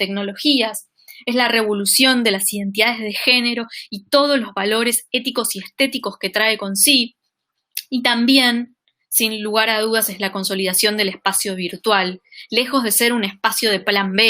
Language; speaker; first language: Spanish; native; Spanish